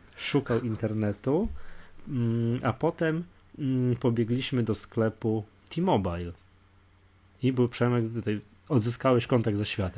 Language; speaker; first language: Polish; native; Polish